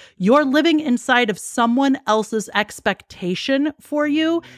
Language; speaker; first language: English; native; English